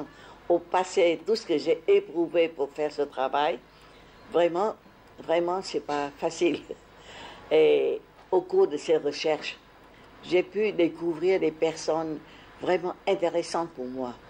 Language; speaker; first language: French; non-native, fluent; Vietnamese